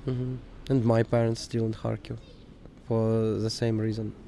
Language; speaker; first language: English; non-native, learner; Ukrainian